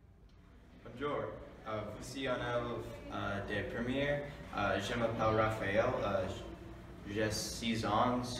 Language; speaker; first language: French; non-native, learner; English